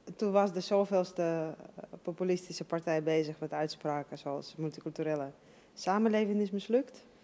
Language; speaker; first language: Dutch; non-native, fluent; Russian